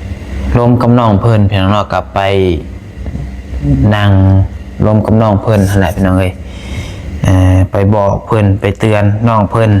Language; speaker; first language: Thai; non-native, local second language; Lao